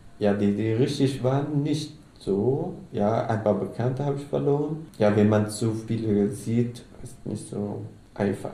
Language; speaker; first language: German; non-native, learner; Arabic